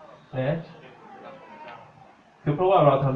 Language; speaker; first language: Thai; non-native, fluent; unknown